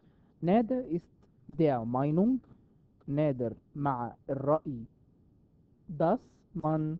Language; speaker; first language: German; non-native, fluent; Arabic